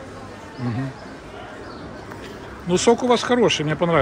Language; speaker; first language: Russian; native; Russian